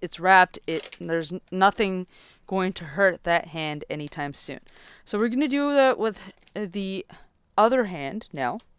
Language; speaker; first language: English; native; English